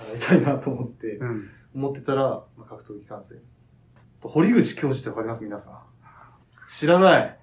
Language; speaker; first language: Japanese; native; Japanese